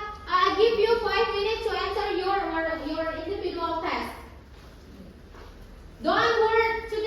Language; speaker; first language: English; non-native, learner; Indonesian